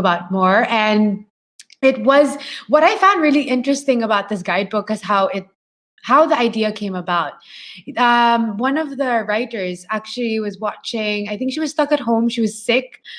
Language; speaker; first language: English; non-native, local second language; Filipino